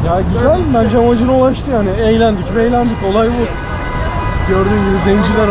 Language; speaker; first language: Turkish; native; Turkish